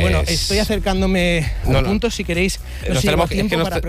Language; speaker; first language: Spanish; native; Spanish